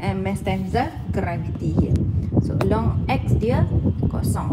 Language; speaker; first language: English; non-native, local second language; Malay